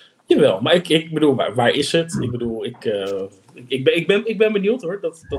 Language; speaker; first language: Dutch; native; Dutch